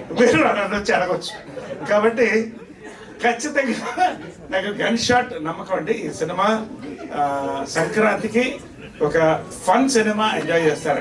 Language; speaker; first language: Telugu; native; Telugu